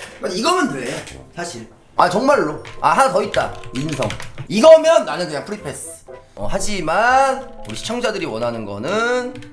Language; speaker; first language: Korean; native; Korean